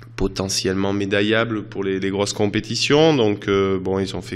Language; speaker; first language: French; native; French